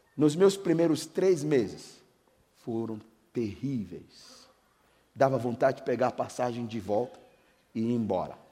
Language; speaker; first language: Portuguese; non-native, fluent; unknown